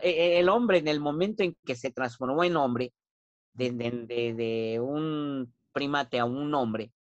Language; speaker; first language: Spanish; non-native, local second language; Nahuatl languages